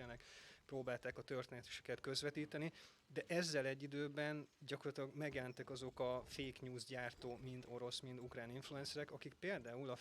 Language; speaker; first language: Hungarian; native; Hungarian